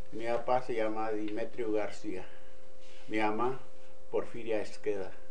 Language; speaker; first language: Spanish; native; Spanish